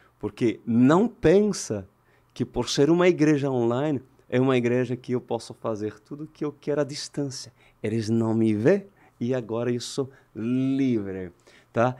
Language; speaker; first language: Portuguese; non-native, fluent; French